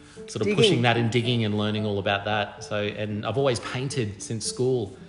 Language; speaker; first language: English; native; English